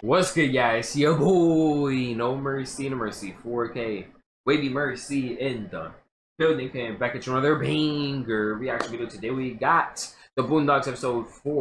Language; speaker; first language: English; native; English